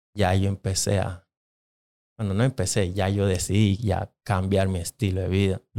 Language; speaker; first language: Spanish; non-native, local second language; Jamaican Creole English